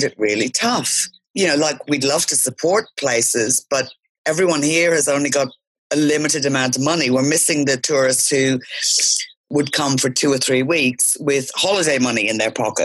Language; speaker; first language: English; native; English